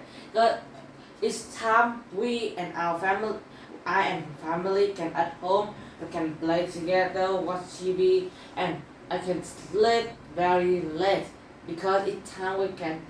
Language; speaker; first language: English; non-native, learner; Vietnamese